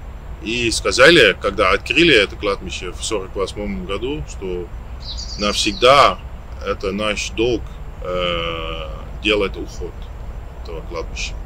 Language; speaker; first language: Russian; non-native, learner; Dutch